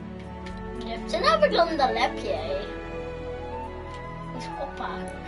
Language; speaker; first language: Polish; early bilingual, heritage; Polish